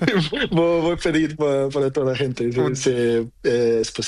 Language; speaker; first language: Spanish; non-native, learner; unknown